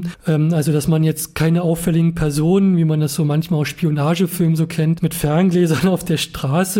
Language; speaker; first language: German; native; German